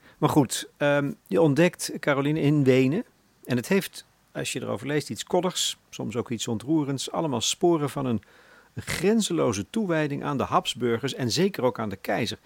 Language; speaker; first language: Dutch; native; Dutch